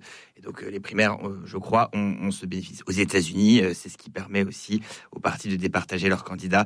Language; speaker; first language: French; native; French